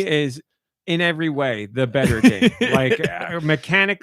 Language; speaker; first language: English; native; English